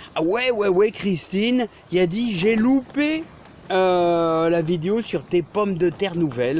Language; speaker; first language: French; native; French